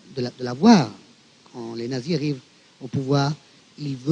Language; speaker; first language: French; non-native, fluent; Spanish